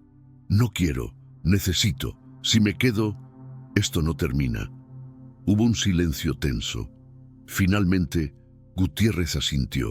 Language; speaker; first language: Spanish; native; Spanish